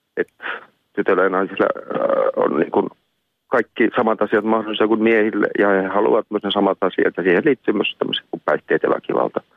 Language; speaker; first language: Finnish; native; Finnish